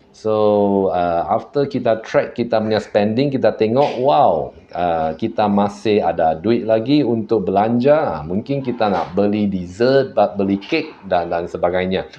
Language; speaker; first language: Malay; non-native, local second language; Chinese